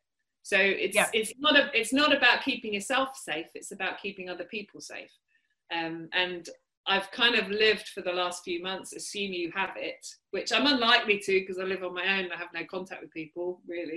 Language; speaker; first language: English; native; English